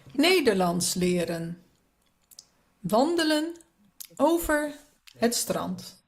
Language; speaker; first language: Dutch; non-native, learner; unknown